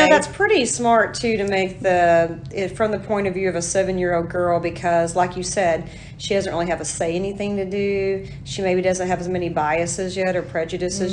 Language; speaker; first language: English; native; English